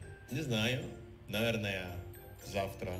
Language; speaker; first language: Russian; non-native, learner; Indonesian